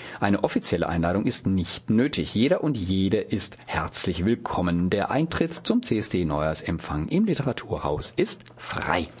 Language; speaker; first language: German; native; German